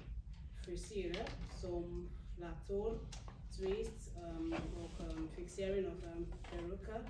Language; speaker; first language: Swedish; non-native, learner; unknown